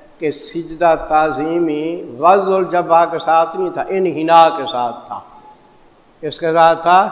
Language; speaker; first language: Urdu; non-native, local second language; Saraiki